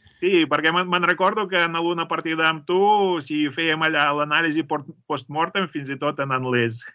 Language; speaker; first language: Catalan; native; Catalan